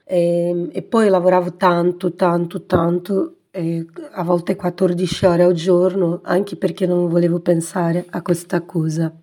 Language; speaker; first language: Italian; non-native, fluent; Portuguese